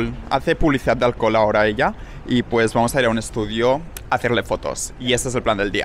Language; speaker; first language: Spanish; native; Spanish